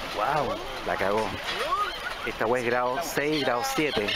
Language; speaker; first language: Spanish; native; Spanish